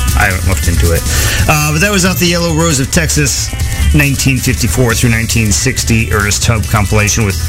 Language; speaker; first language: English; native; English